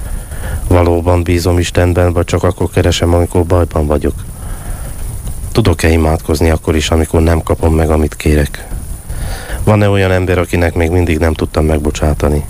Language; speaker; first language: Hungarian; native; Hungarian